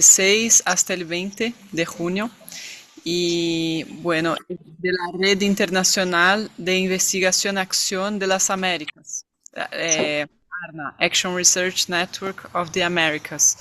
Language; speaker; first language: Spanish; non-native, fluent; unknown